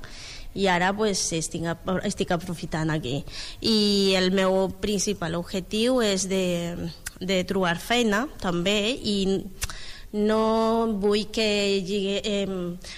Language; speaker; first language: Catalan; non-native, learner; Spanish